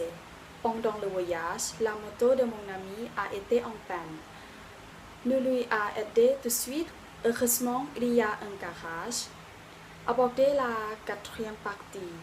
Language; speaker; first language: French; non-native, learner; Thai